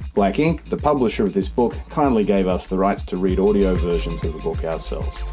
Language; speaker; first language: English; native; English